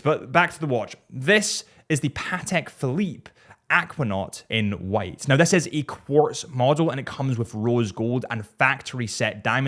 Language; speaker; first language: English; native; English